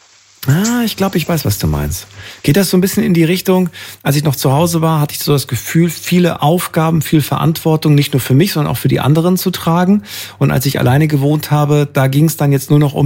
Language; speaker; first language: German; native; German